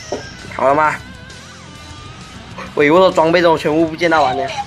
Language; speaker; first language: Chinese; native; Chinese